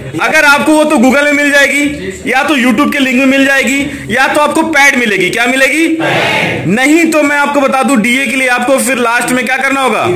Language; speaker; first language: Hindi; native; Hindi